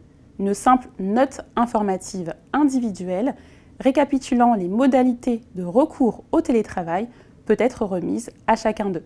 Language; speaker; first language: French; native; French